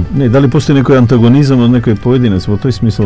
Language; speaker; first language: Macedonian; native; Macedonian